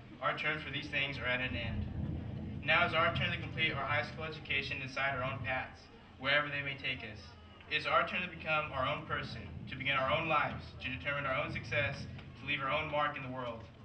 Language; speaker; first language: English; early bilingual, other home language; Portuguese